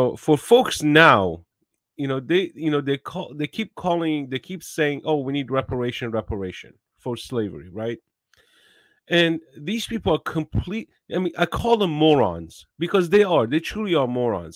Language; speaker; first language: English; non-native, fluent; Persian